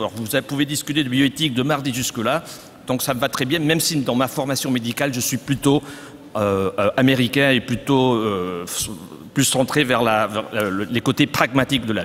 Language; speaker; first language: French; non-native, fluent; Catalan